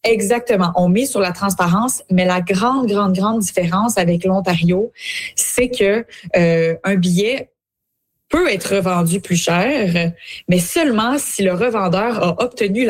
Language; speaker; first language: French; native; French